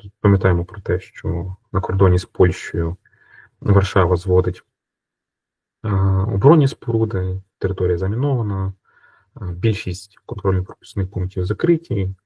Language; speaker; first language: Ukrainian; native; Ukrainian